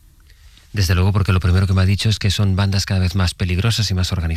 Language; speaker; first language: Spanish; native; Spanish